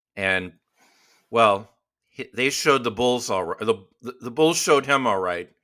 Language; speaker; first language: English; native; English